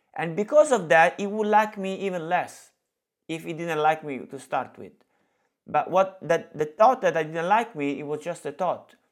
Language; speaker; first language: English; non-native, fluent; Italian